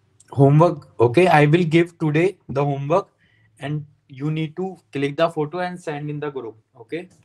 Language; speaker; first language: English; non-native, local second language; Hindi